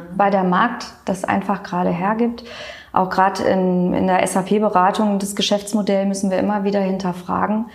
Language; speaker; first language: German; native; German